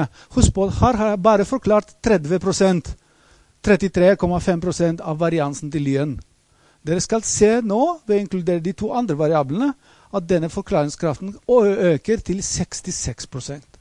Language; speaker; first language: Norwegian; non-native, fluent; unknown